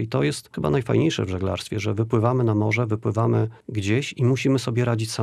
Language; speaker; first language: Polish; native; Polish